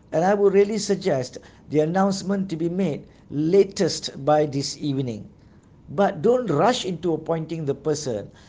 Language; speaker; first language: English; non-native, local second language; Malay